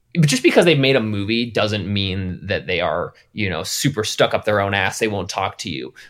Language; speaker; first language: English; native; English